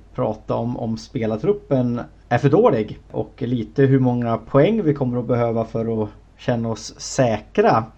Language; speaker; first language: Swedish; native; Swedish